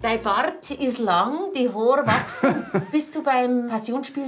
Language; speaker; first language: German; native; German